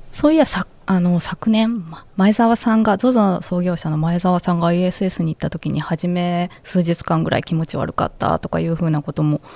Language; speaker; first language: Japanese; native; Japanese